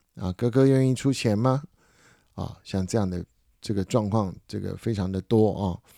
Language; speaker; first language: Chinese; native; Chinese